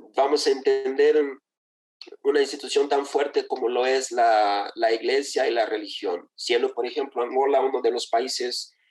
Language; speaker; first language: Spanish; non-native, fluent; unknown